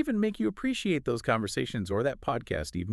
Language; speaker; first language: English; native; English